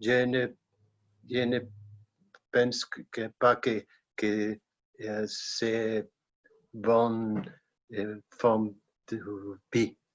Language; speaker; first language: French; non-native, learner; Spanish